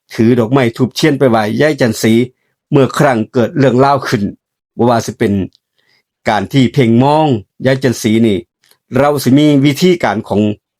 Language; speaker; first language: Lao; native; Lao